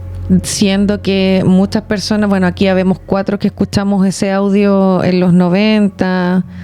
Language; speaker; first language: Spanish; native; Spanish